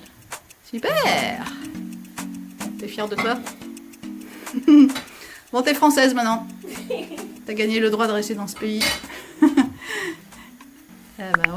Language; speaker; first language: French; native; French